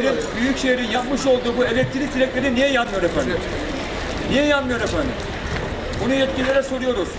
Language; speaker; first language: Turkish; native; Turkish